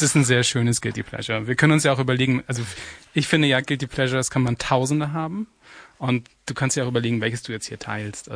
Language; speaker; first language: German; native; German